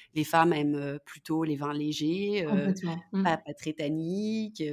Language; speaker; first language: French; native; French